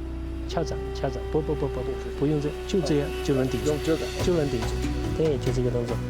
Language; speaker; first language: Chinese; native; Chinese